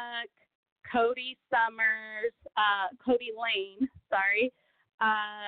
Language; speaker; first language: English; non-native, fluent; Portuguese